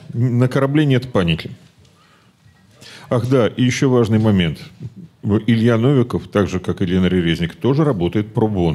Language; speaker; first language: Russian; native; Russian